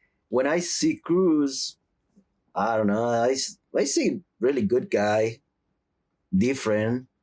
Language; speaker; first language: English; non-native, learner; Spanish